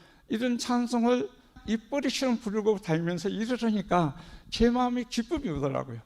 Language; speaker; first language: Korean; native; Korean